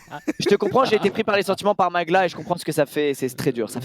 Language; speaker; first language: French; native; French